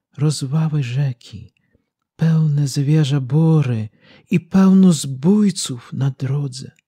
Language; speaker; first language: Polish; early bilingual, heritage; Polish